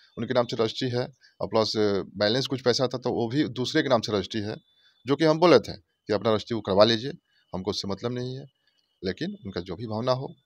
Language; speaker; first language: Hindi; native; Hindi